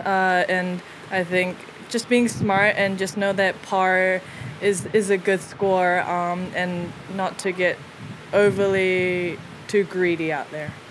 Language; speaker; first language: English; early bilingual, other home language; Korean